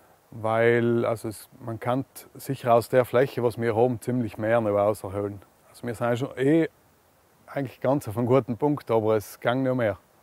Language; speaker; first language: German; native; German